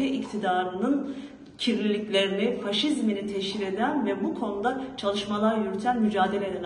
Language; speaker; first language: Turkish; native; Turkish